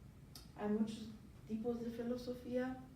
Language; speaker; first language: Spanish; non-native, learner; English